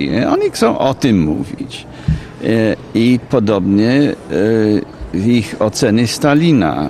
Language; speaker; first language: Polish; non-native, fluent; English